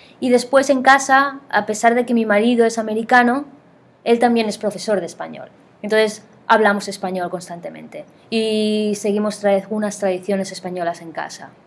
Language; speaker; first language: Spanish; native; Spanish